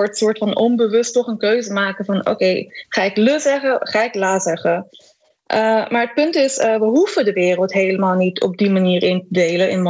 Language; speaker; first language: Dutch; early bilingual, other home language; Macedonian